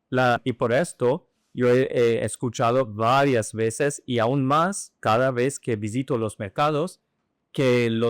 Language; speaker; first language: Spanish; non-native, fluent; English